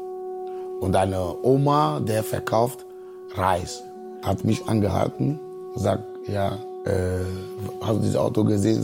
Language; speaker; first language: German; non-native, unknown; Ewe